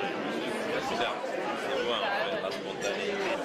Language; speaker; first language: French; non-native, learner; Italian